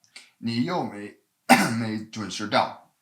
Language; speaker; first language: Chinese; non-native, fluent; English